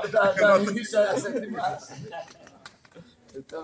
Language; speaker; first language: Italian; non-native, learner; Portuguese